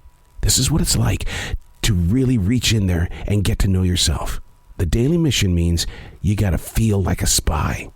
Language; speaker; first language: English; native; English